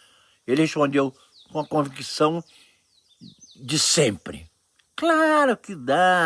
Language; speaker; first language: Portuguese; native; Portuguese